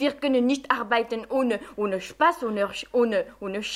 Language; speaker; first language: German; non-native, fluent; French